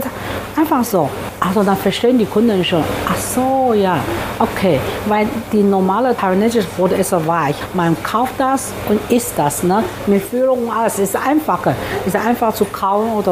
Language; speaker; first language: German; non-native, fluent; Chinese